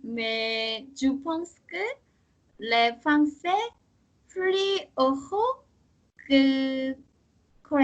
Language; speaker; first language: French; non-native, learner; Korean